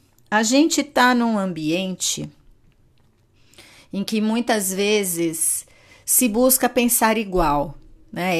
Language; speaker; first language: Portuguese; native; Portuguese